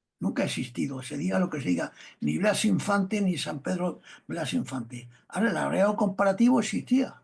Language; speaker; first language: Spanish; native; Spanish